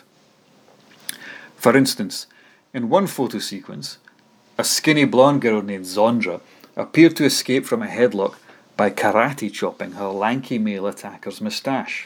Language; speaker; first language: English; native; English